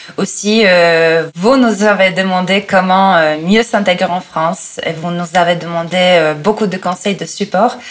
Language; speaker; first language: French; non-native, fluent; Polish